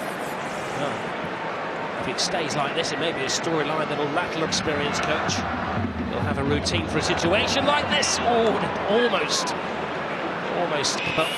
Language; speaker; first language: English; native; English